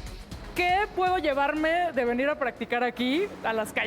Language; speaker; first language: Spanish; native; Spanish